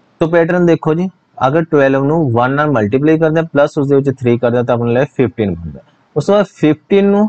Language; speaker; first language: Hindi; non-native, local second language; Punjabi